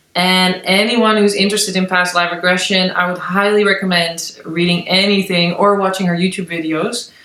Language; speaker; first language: English; non-native, fluent; Dutch